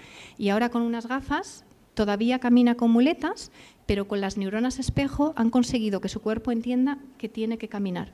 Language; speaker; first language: Spanish; native; Spanish